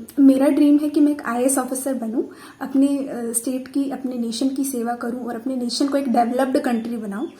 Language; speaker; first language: Hindi; native; Hindi